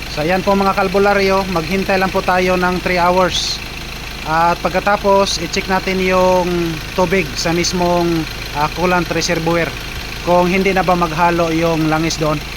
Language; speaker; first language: Filipino; non-native, local second language; Cebuano